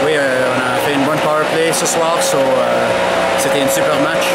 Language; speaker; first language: French; non-native, fluent; English